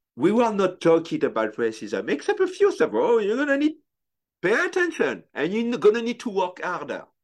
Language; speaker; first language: English; non-native, fluent; French